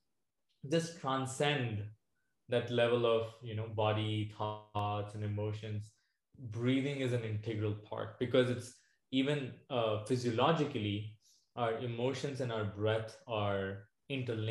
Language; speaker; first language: English; non-native, local second language; Hindi